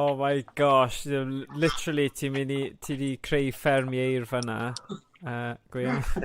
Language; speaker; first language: Welsh; native; Welsh